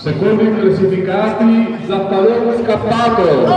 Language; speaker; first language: Italian; native; Italian